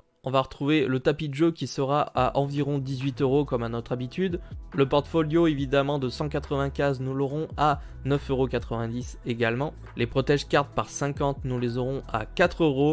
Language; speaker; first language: French; native; French